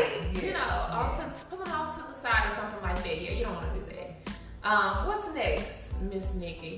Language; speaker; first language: English; native; English